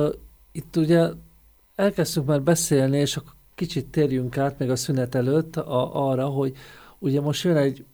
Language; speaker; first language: Hungarian; native; Hungarian